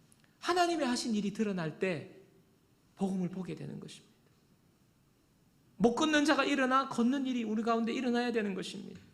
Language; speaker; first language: Korean; native; Korean